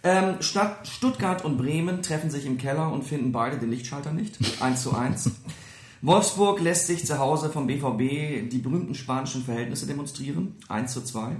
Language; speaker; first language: German; native; German